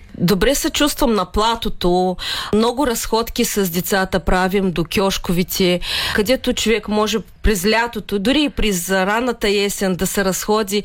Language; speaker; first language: Bulgarian; early bilingual, heritage; Bulgarian